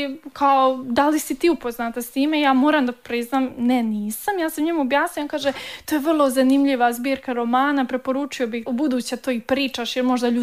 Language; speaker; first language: Serbian; native; Serbian